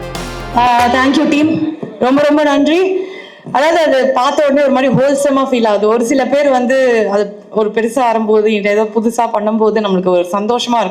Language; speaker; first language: Tamil; native; Tamil